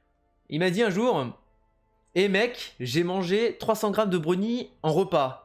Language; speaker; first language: French; native; French